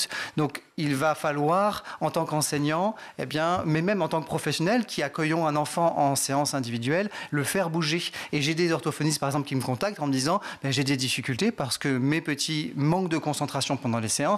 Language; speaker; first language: French; native; French